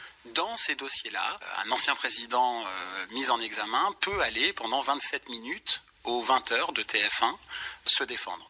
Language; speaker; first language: French; native; French